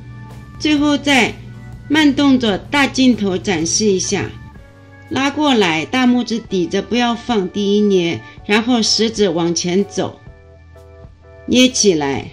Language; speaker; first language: Chinese; native; Chinese